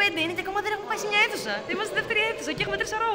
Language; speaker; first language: Greek; native; Greek